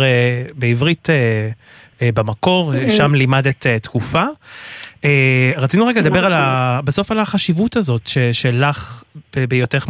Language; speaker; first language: Hebrew; non-native, local second language; Arabic